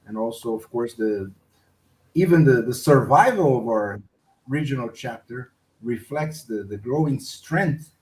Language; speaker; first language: English; non-native, fluent; Portuguese